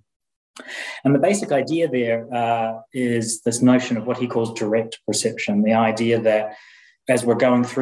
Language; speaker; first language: English; native; English